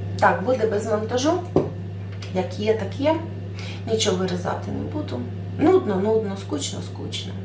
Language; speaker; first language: Ukrainian; non-native, local second language; Russian